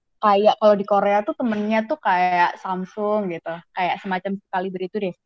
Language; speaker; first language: Indonesian; native; Indonesian